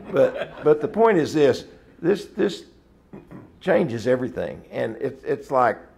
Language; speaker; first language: English; native; English